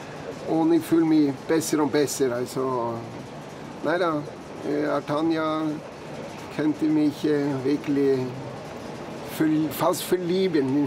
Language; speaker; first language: German; non-native, fluent; Norwegian